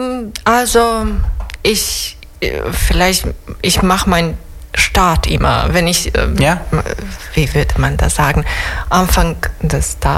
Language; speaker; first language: German; non-native, fluent; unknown